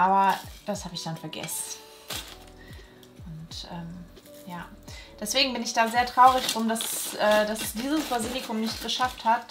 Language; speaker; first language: German; native; German